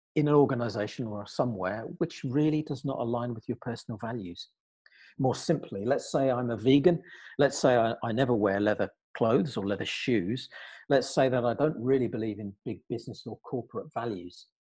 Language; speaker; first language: English; native; English